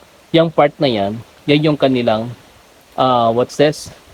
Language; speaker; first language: English; non-native, local second language; Filipino